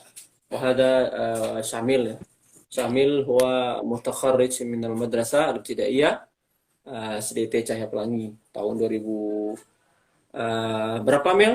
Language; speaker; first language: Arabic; non-native, fluent; Indonesian